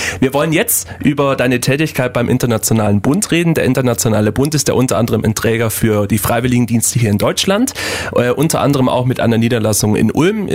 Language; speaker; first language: German; native; German